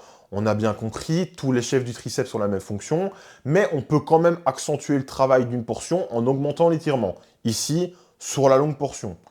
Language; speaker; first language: French; native; French